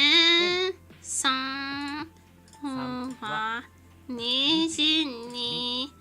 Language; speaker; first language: Japanese; non-native, learner; English